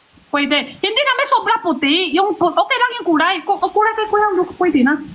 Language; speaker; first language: Filipino; non-native, learner; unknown